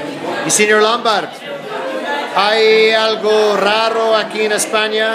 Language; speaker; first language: Spanish; non-native, fluent; English